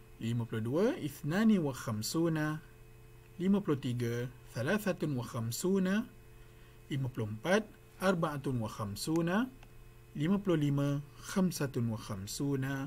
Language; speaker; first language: Arabic; non-native, fluent; Malay